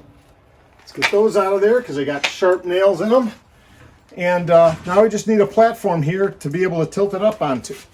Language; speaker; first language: English; native; English